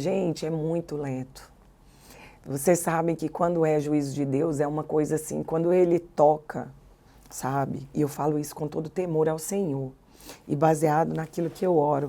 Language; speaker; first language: Portuguese; native; Portuguese